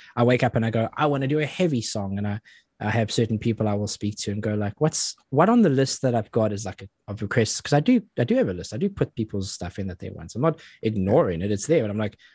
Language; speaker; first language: English; native; English